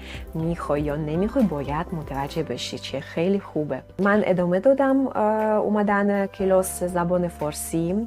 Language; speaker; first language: Persian; non-native, fluent; Russian